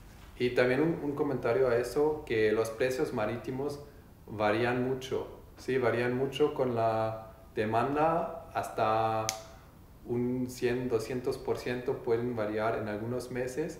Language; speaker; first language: Spanish; non-native, learner; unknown